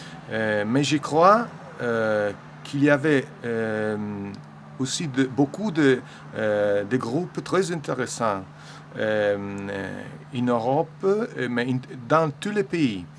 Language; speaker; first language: French; non-native, learner; Italian